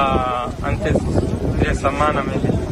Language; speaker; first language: Spanish; non-native, learner; Arabic